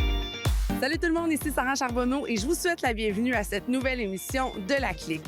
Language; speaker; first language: French; native; French